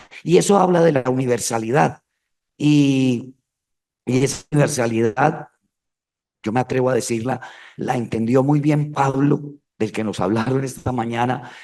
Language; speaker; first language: Spanish; native; Spanish